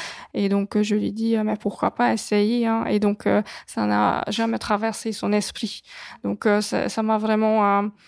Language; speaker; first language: French; non-native, fluent; Hungarian